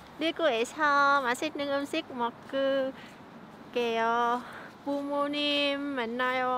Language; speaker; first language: Korean; non-native, learner; Vietnamese